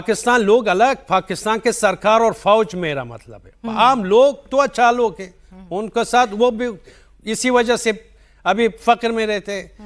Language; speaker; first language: Hindi; non-native, fluent; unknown